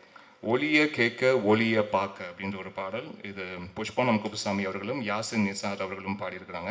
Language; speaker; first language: Tamil; native; Tamil